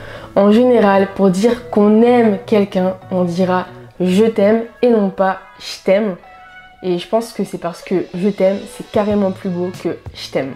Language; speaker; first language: French; native; French